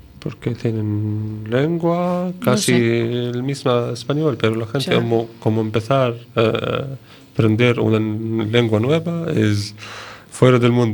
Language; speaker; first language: Spanish; non-native, learner; Arabic